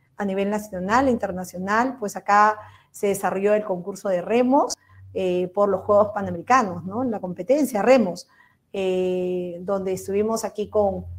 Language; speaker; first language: Spanish; native; Spanish